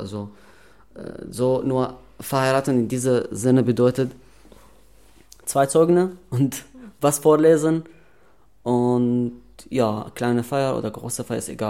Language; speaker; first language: German; non-native, learner; Arabic